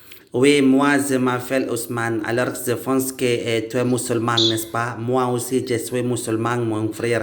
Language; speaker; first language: French; non-native, learner; Indonesian